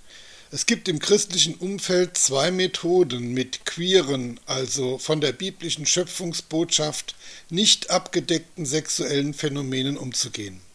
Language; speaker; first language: German; native; German